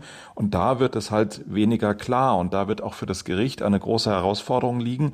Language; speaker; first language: German; native; German